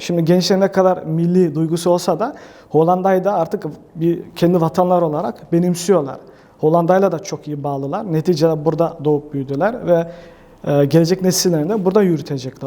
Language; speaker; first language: Turkish; early bilingual, heritage; Turkish